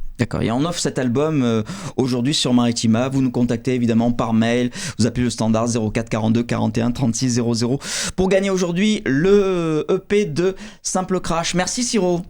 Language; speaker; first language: French; native; French